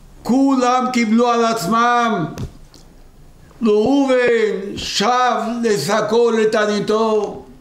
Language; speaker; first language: Hebrew; non-native, local second language; Yiddish